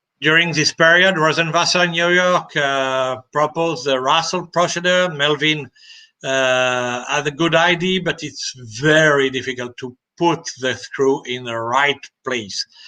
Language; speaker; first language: English; non-native, fluent; French